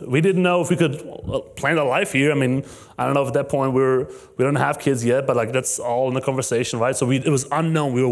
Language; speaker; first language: English; non-native, fluent; German